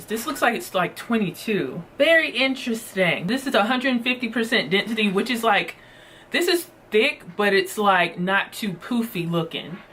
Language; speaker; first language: English; native; English